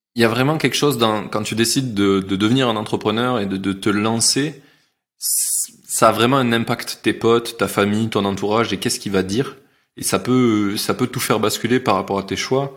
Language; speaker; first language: French; native; French